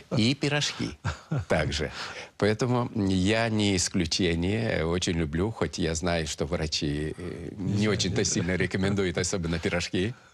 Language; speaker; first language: Russian; non-native, local second language; Romanian